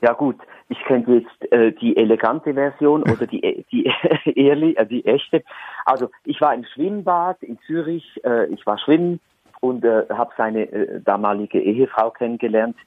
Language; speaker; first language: German; native; German